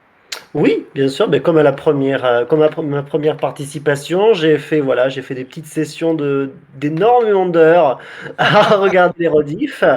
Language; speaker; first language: French; native; French